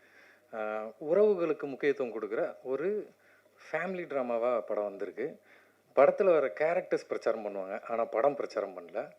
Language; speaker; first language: Tamil; native; Tamil